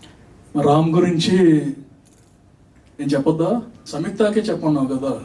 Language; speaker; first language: Telugu; native; Telugu